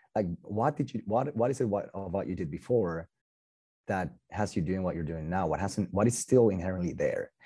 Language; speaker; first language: English; non-native, fluent; Spanish